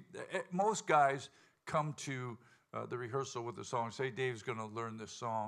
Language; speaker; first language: English; native; English